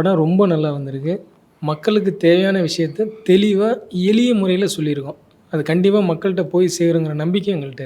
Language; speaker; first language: Tamil; native; Tamil